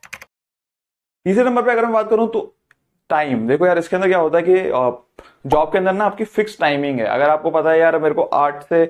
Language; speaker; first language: Hindi; native; Hindi